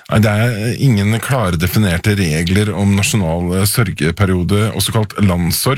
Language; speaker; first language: Norwegian; native; Norwegian